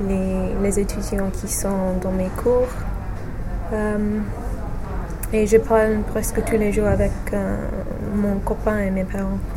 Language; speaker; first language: French; non-native, fluent; English